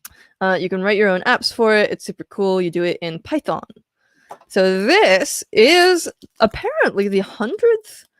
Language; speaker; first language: English; native; English